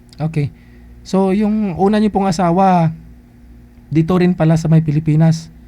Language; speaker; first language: Filipino; native; Filipino